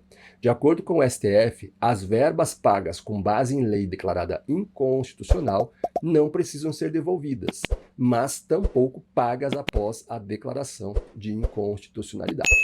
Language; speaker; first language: Portuguese; native; Portuguese